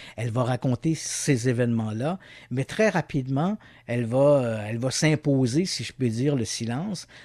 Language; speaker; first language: French; native; French